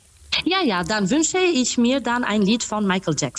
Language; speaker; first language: German; non-native, fluent; Albanian